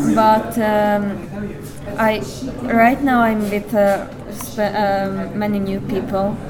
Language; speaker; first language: English; non-native, fluent; Hungarian